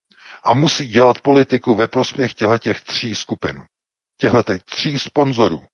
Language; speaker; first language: Czech; native; Czech